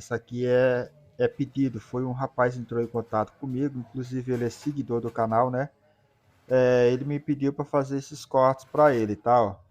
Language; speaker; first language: Portuguese; native; Portuguese